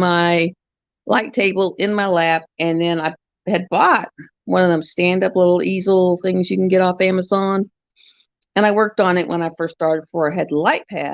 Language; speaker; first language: English; native; English